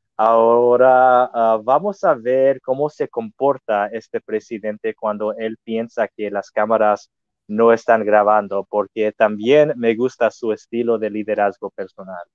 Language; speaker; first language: Spanish; non-native, fluent; English